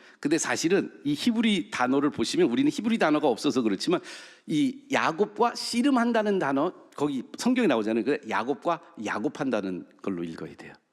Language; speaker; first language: Korean; early bilingual, heritage; Korean